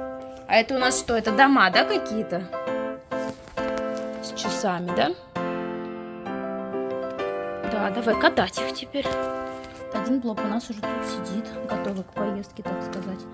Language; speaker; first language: Russian; native; Russian